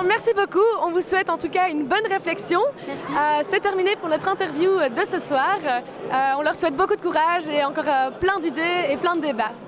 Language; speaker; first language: French; native; French